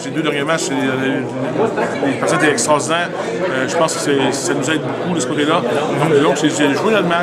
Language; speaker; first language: French; native; French